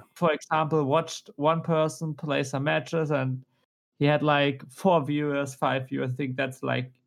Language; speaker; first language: English; non-native, fluent; German